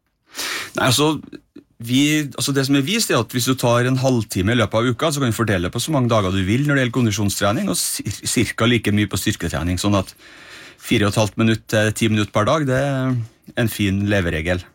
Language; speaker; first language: Norwegian; native; Norwegian